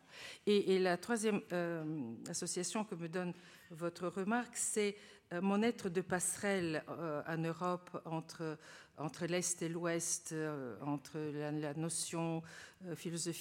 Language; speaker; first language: French; non-native, fluent; Bulgarian